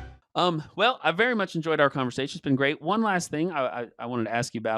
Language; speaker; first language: English; native; English